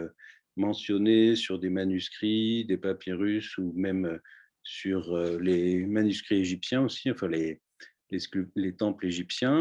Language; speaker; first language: French; native; French